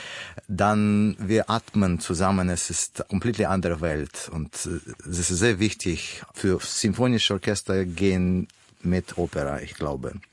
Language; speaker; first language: German; non-native, learner; Russian